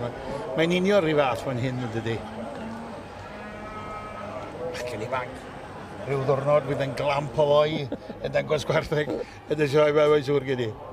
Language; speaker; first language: Welsh; native; Welsh